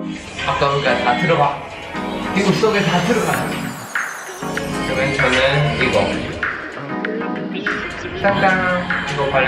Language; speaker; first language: Korean; non-native, fluent; Thai